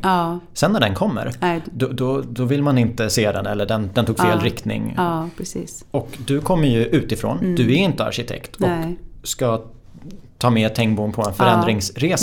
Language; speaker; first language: Swedish; native; Swedish